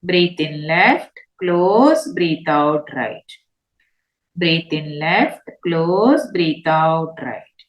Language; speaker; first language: English; non-native, local second language; Telugu